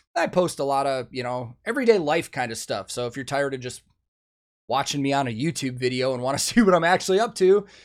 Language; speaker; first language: English; native; English